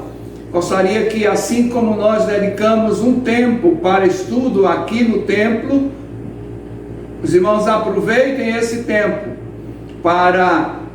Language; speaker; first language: Portuguese; native; Portuguese